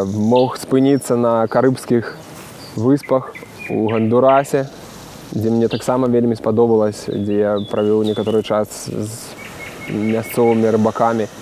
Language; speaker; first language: Belarusian; non-native, local second language; Russian